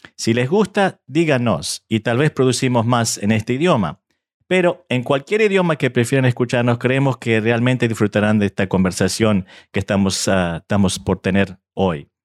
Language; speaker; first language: Spanish; early bilingual, heritage; Spanish